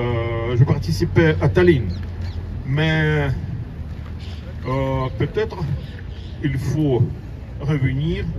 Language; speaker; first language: French; non-native, learner; Russian